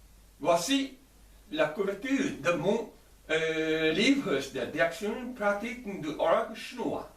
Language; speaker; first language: French; non-native, learner; Chinese